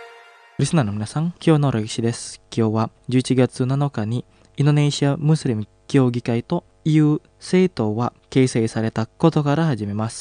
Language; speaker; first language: Japanese; non-native, fluent; Indonesian